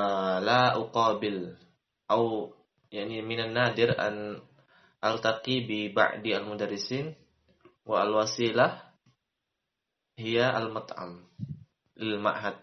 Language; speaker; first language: Arabic; non-native, learner; Indonesian